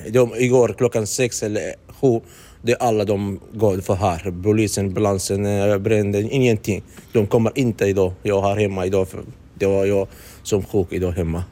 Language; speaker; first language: Swedish; non-native, learner; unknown